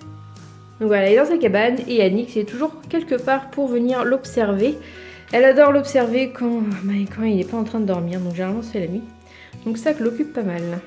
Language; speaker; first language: French; native; French